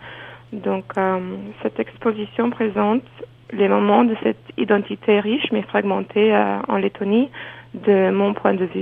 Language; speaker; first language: French; non-native, fluent; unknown